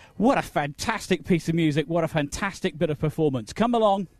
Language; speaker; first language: English; native; English